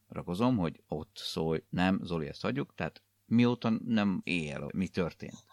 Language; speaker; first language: Hungarian; native; Hungarian